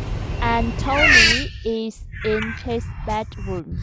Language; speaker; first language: English; non-native, fluent; Vietnamese